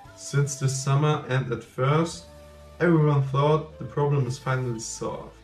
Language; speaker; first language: English; non-native, fluent; German